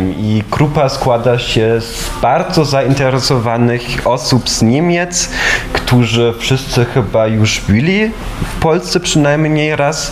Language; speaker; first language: Polish; non-native, fluent; German